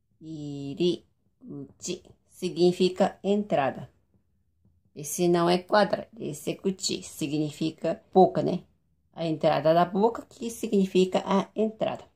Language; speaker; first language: Portuguese; non-native, fluent; Japanese